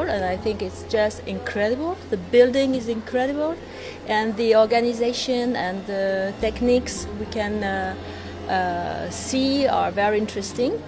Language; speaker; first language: English; non-native, fluent; French